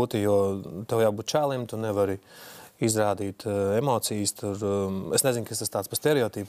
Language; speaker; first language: Latvian; native; Latvian